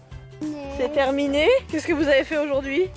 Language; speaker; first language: French; native; French